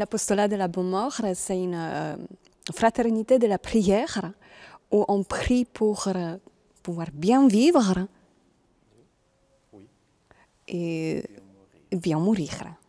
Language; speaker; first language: French; non-native, fluent; Polish